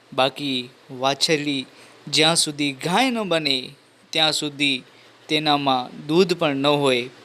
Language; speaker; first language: Gujarati; non-native, local second language; Sindhi